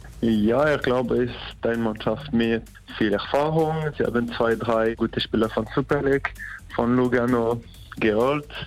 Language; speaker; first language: German; non-native, learner; French